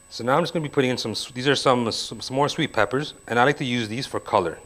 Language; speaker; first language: English; native; English